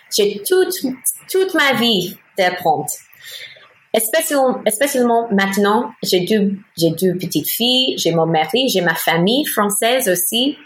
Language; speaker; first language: French; non-native, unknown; English